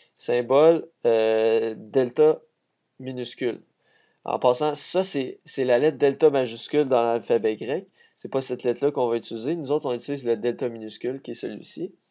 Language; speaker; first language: French; native; French